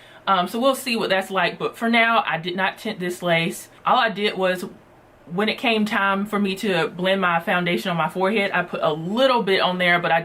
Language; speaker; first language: English; native; English